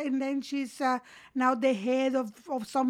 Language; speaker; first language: English; non-native, fluent; Spanish